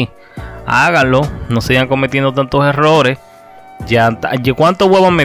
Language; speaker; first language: Spanish; native; Spanish